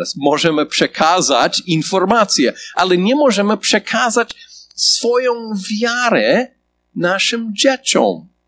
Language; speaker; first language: Polish; non-native, fluent; English